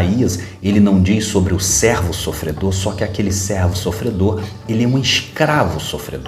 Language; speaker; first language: Portuguese; native; Portuguese